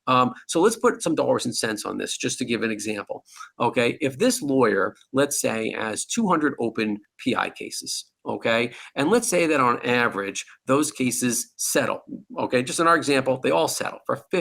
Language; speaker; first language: English; native; English